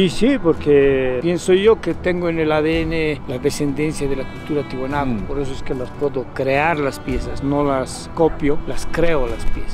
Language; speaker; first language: Spanish; native; Spanish